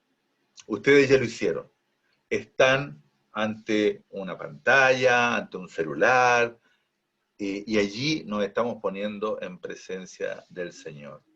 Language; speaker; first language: Spanish; native; Spanish